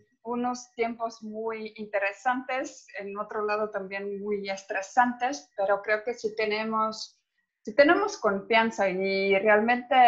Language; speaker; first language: Spanish; non-native, fluent; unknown